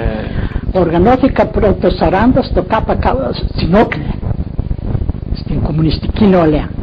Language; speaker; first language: Greek; non-native, local second language; Macedonian